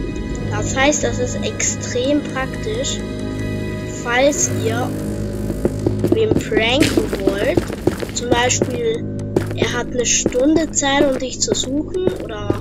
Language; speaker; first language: German; native; German